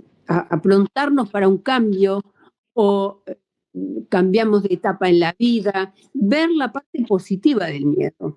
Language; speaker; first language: Spanish; native; Spanish